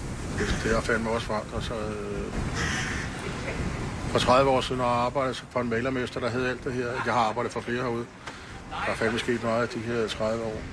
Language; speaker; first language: Danish; native; Danish